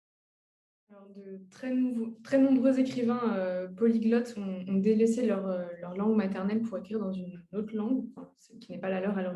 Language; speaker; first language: French; native; French